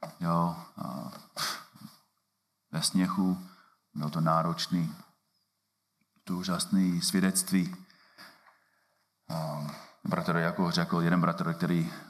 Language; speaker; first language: Czech; non-native, fluent; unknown